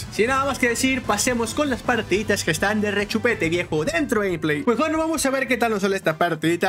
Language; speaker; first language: Spanish; native; Spanish